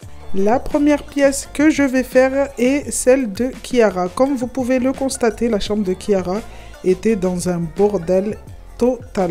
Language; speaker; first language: French; non-native, local second language; Comorian